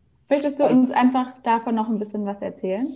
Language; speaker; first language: German; native; German